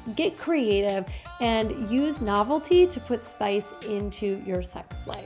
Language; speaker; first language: English; native; English